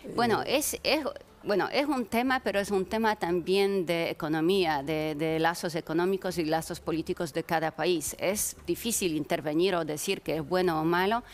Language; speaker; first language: Spanish; non-native, fluent; Polish